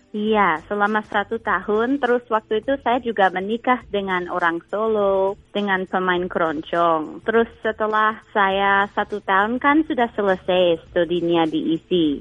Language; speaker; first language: Indonesian; non-native, fluent; English